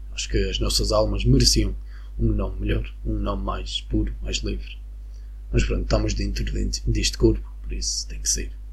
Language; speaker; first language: Portuguese; non-native, fluent; Spanish